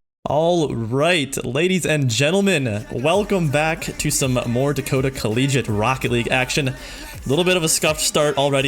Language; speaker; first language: English; native; English